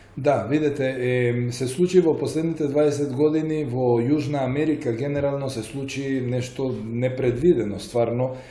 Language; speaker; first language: Macedonian; native; Macedonian